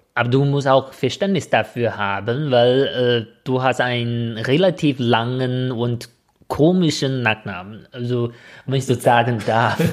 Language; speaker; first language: German; non-native, fluent; Chinese